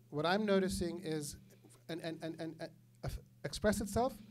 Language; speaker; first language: English; native; English